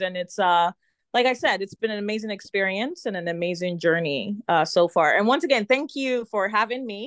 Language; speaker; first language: English; non-native, local second language; Yoruba